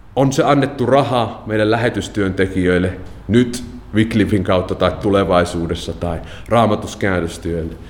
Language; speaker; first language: Finnish; non-native, fluent; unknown